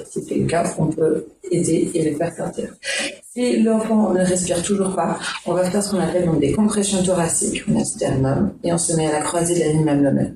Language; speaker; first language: French; native; French